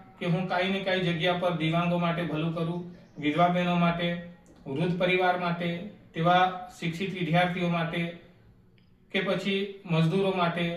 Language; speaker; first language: Gujarati; non-native, local second language; Kukna